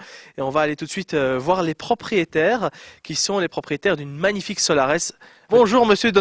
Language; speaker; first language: French; native; French